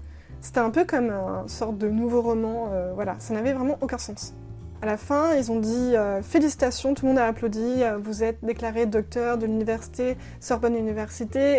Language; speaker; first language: French; native; French